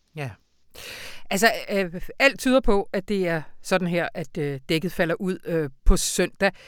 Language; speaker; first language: Danish; native; Danish